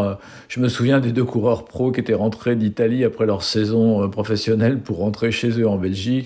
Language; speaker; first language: French; native; French